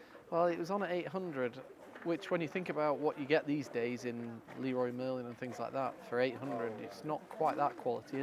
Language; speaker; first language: English; native; English